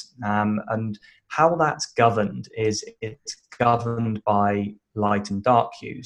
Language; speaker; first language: English; native; English